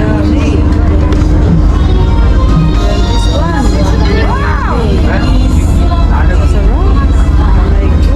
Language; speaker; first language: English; non-native, local second language; Filipino